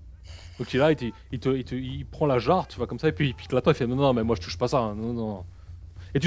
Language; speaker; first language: French; native; French